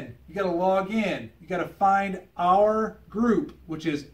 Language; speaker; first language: English; native; English